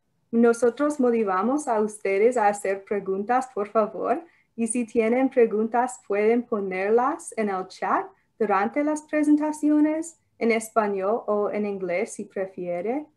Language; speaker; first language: Spanish; non-native, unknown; English